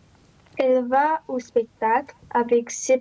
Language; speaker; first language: French; non-native, learner; Romanian